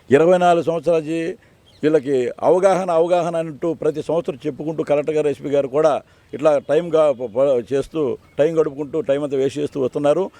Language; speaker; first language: Telugu; native; Telugu